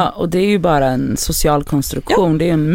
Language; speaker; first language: Swedish; native; Swedish